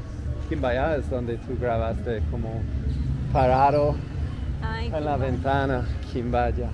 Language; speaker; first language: Spanish; non-native, learner; English